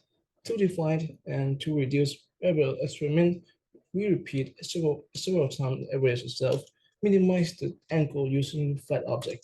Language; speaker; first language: English; non-native, learner; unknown